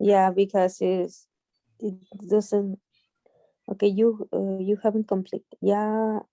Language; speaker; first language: English; non-native, learner; Spanish